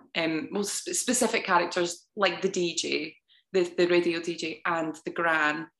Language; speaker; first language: English; native; English